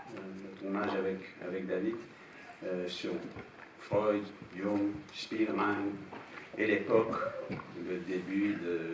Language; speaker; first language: French; non-native, fluent; English